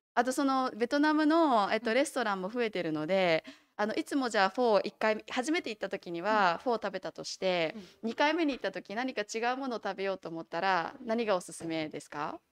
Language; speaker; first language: Japanese; native; Japanese